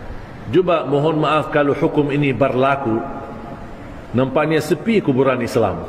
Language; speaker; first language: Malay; non-native, fluent; Arabic